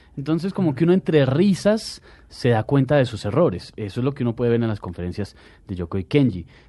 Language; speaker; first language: Spanish; native; Spanish